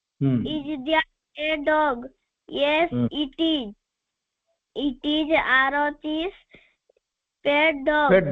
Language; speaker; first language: English; non-native, learner; Odia